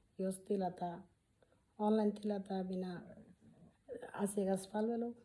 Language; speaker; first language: Finnish; non-native, learner; Bangla